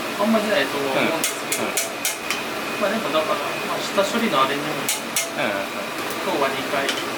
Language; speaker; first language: Japanese; native; Japanese